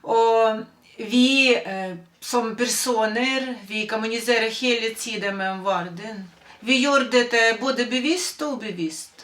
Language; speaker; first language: Norwegian; non-native, fluent; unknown